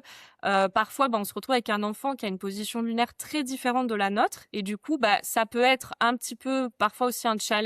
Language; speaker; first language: French; native; French